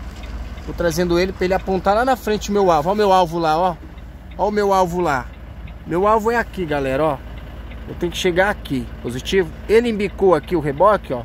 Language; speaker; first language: Portuguese; native; Portuguese